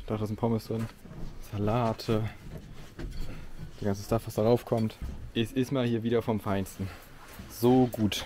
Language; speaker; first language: German; native; German